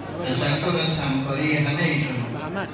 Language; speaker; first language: Persian; native; Persian